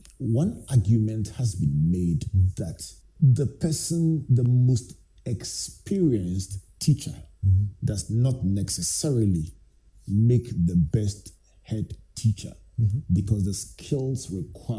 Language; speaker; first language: English; non-native, local second language; Akan